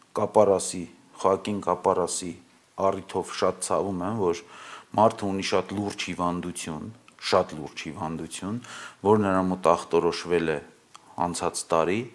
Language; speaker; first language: Armenian; native; Armenian